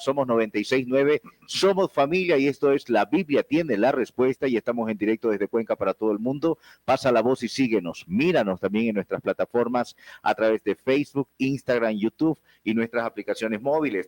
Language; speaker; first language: Spanish; native; Spanish